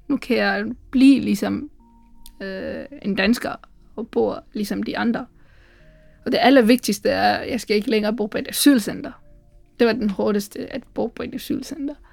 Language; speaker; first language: Danish; non-native, fluent; Tamil